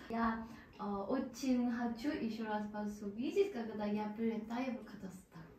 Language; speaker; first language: Russian; non-native, learner; Korean